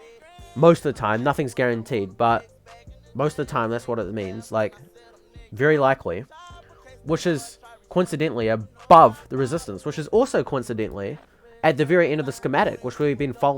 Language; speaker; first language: English; native; English